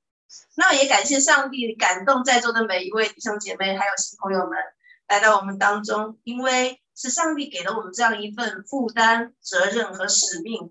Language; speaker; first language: Chinese; native; Chinese